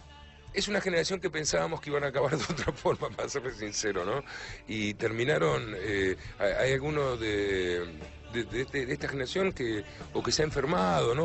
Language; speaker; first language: Spanish; native; Spanish